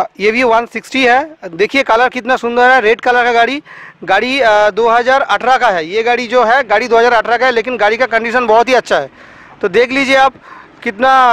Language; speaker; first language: Hindi; non-native, local second language; Bangla